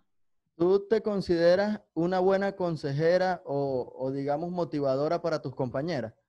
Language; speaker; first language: Spanish; native; Spanish